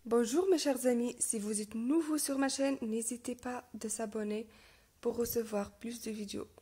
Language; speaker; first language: French; non-native, local second language; Arabic